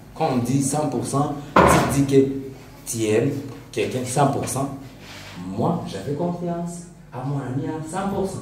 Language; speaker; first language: French; non-native, local second language; Rundi